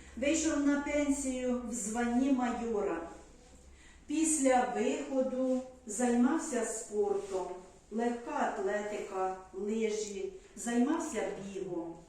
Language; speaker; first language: Ukrainian; native; Ukrainian